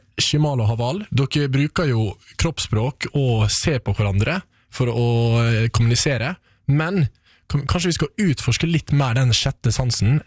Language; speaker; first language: Norwegian; native; Norwegian